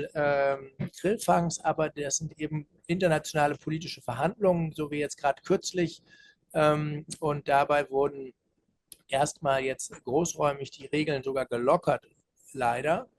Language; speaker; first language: German; native; German